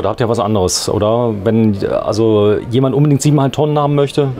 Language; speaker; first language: German; native; German